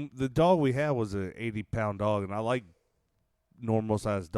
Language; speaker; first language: English; native; English